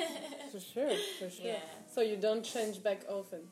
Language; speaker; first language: English; non-native, fluent; Arabic